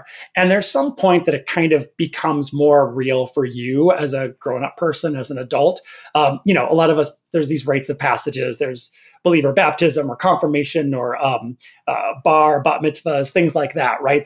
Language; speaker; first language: English; native; English